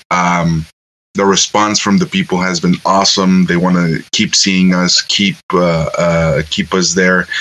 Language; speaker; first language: English; non-native, fluent; Spanish